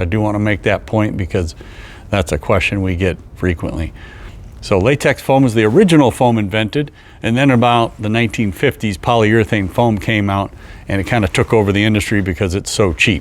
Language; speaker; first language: English; native; English